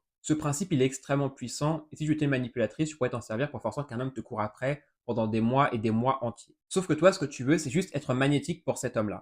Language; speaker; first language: French; native; French